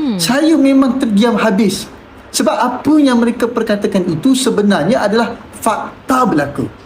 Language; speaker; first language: Malay; native; Malay